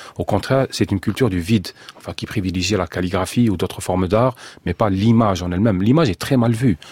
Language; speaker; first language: French; non-native, local second language; Arabic